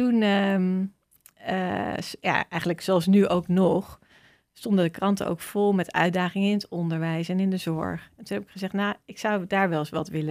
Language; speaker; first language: Dutch; native; Dutch